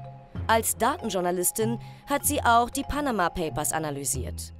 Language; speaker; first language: German; native; German